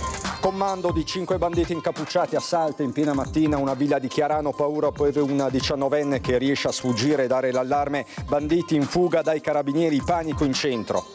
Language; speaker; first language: Italian; native; Italian